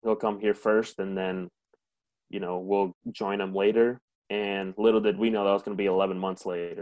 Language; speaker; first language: English; early bilingual, other home language; Spanish